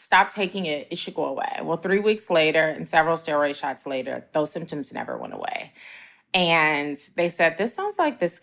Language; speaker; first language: English; native; English